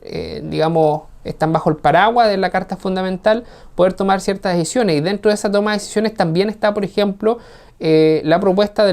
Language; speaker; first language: Spanish; native; Spanish